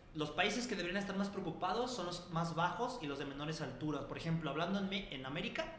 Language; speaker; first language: Spanish; native; Spanish